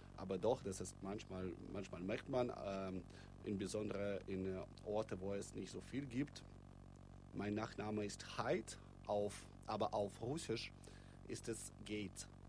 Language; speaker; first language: German; non-native, fluent; Russian